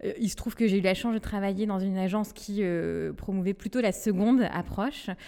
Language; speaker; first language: French; non-native, local second language; Malagasy